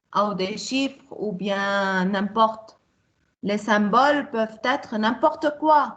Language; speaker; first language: French; non-native, local second language; Arabic